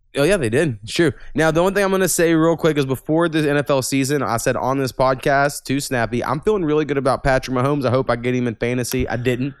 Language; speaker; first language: English; native; English